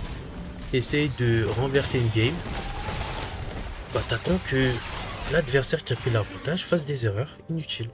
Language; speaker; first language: French; native; French